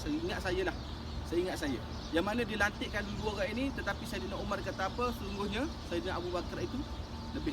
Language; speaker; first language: Malay; native; Malay